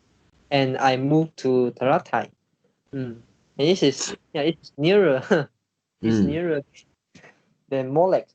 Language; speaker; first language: English; non-native, learner; Chinese